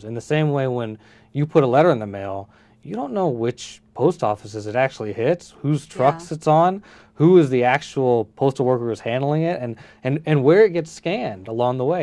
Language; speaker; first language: English; early bilingual, other home language; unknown